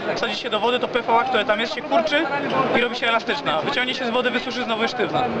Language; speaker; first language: Polish; native; Polish